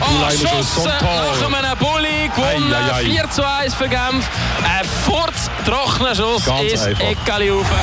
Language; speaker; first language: German; native; German